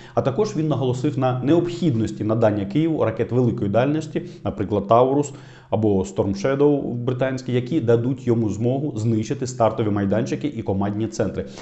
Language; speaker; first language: Ukrainian; non-native, local second language; Russian